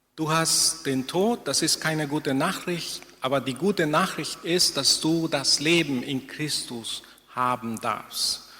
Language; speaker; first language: German; non-native, fluent; Spanish